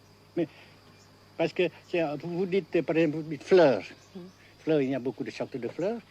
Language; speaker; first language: French; non-native, local second language; Vietnamese